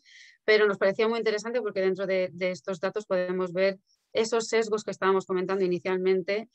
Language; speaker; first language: Spanish; native; Spanish